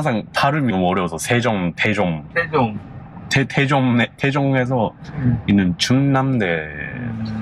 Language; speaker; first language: Korean; non-native, fluent; Japanese